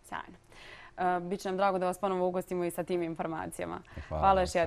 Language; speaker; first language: Bosnian; native; Bosnian